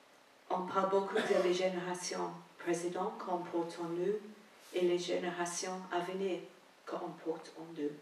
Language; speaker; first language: French; non-native, fluent; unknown